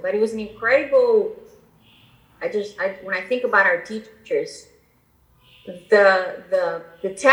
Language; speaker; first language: English; non-native, fluent; Albanian